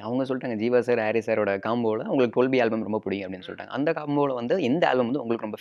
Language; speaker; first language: Tamil; native; Tamil